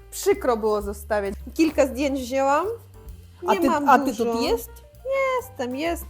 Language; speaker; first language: Polish; non-native, fluent; Russian